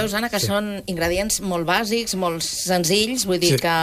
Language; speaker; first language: Catalan; native; Catalan